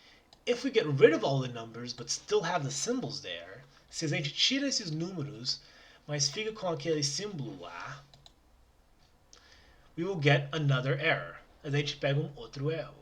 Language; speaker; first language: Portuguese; non-native, learner; English